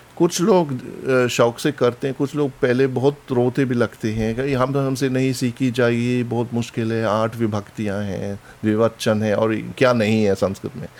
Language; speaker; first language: Hindi; non-native, fluent; German